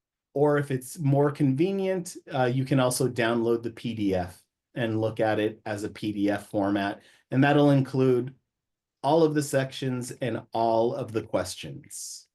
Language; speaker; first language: English; native; English